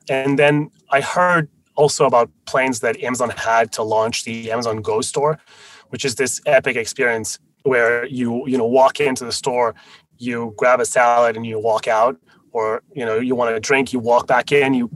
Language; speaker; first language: English; non-native, fluent; Spanish